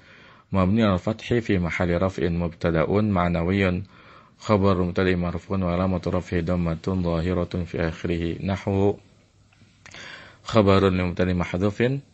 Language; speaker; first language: Arabic; non-native, fluent; Indonesian